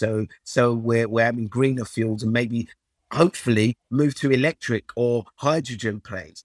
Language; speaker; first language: English; early bilingual, other home language; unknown